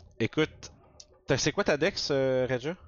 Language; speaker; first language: French; native; French